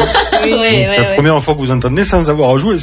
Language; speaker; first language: French; native; French